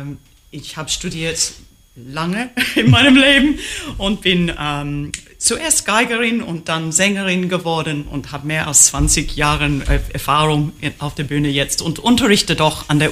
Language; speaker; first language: German; non-native, fluent; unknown